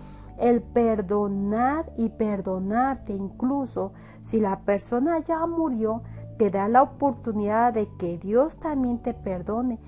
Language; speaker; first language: Spanish; native; Spanish